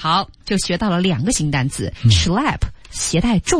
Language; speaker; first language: Chinese; native; Chinese